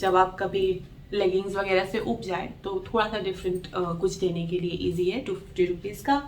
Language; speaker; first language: Hindi; native; Hindi